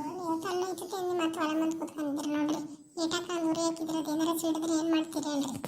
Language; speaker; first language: Kannada; native; Kannada